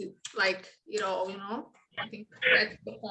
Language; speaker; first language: English; non-native, fluent; Portuguese